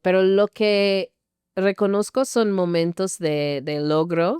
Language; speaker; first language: Spanish; non-native, fluent; English